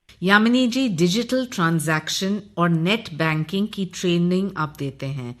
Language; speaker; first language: Hindi; native; Hindi